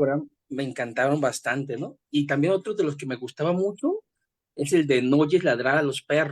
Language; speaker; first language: Spanish; native; Spanish